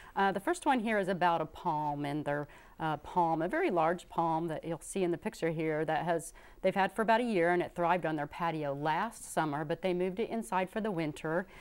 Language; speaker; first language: English; native; English